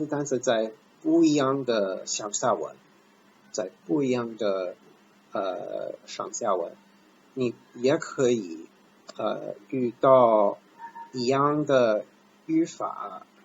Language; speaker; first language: Chinese; non-native, fluent; English